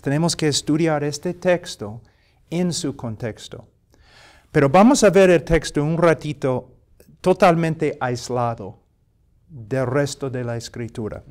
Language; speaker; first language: Spanish; non-native, fluent; English